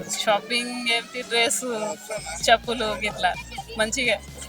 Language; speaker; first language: Telugu; early bilingual, heritage; Telugu